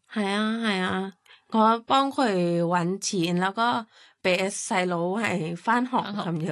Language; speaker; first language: Cantonese; non-native, fluent; Thai